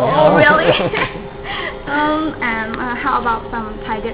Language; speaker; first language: English; non-native, learner; Thai